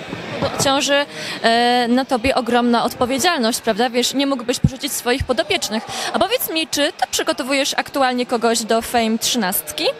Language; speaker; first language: Polish; native; Polish